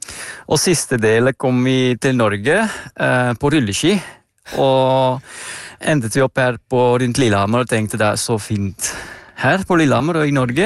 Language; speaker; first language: Norwegian; non-native, fluent; Dutch